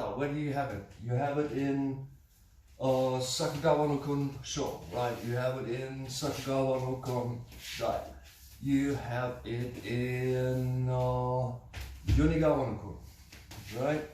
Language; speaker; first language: English; non-native, fluent; German